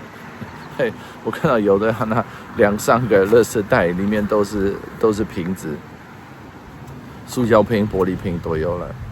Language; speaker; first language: Chinese; non-native, fluent; Dutch